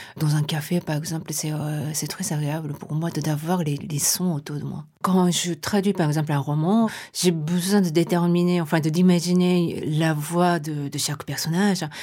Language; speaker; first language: French; non-native, fluent; Japanese